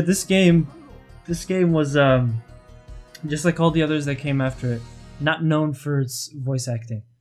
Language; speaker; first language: English; native; English